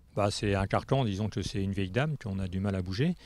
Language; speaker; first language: French; native; French